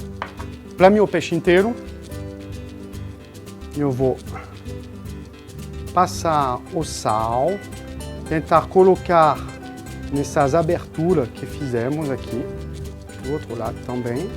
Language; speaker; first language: Portuguese; non-native, fluent; French